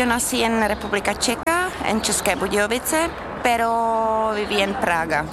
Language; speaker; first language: Spanish; non-native, learner; Czech